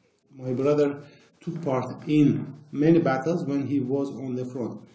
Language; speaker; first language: English; non-native, fluent; Azerbaijani